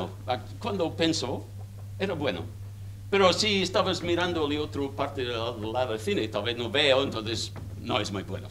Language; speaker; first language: Spanish; non-native, learner; English